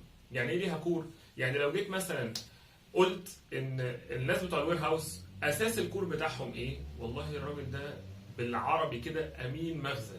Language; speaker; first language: Arabic; native; Arabic